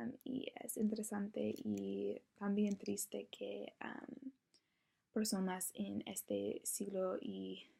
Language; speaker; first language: Spanish; non-native, learner; English